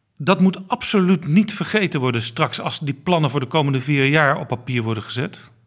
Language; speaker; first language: Dutch; native; Dutch